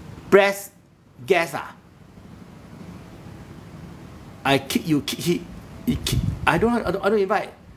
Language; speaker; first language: English; non-native, local second language; Chinese